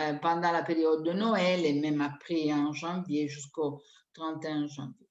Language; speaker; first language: French; non-native, fluent; Italian